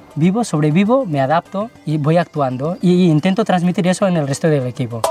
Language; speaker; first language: Spanish; early bilingual, other home language; Nepali